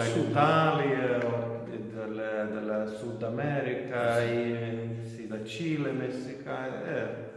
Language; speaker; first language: Italian; non-native, learner; Lithuanian